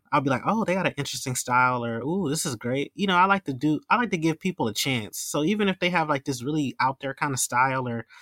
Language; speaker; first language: English; native; English